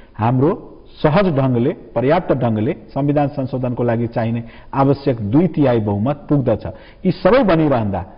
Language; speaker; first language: Nepali; non-native, local second language; Maithili